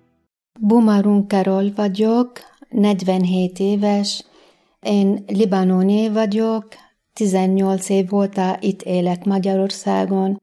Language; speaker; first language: Hungarian; non-native, fluent; Arabic